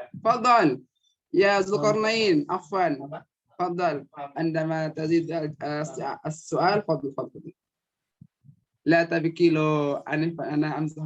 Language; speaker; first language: Arabic; non-native, fluent; Indonesian